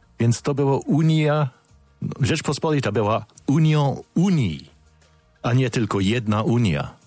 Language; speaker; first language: Polish; non-native, fluent; English